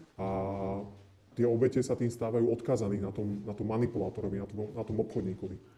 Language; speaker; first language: Slovak; native; Slovak